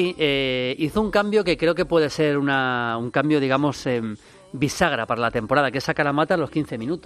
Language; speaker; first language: Spanish; native; Spanish